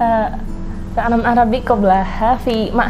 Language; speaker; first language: Arabic; non-native, learner; Indonesian